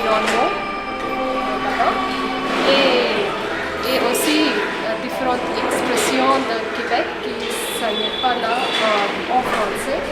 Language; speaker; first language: French; non-native, fluent; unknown